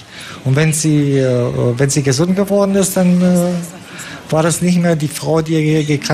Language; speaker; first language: German; non-native, fluent; Romanian